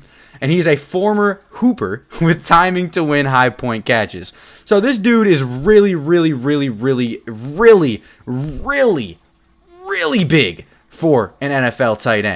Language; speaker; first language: English; native; English